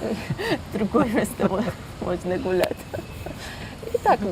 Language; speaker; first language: Russian; non-native, learner; Turkish